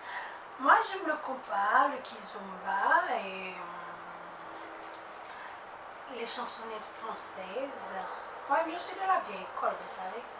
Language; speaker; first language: French; non-native, local second language; Haitian Creole